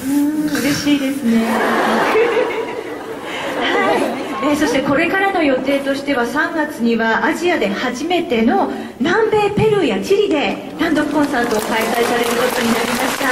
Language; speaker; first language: Japanese; native; Japanese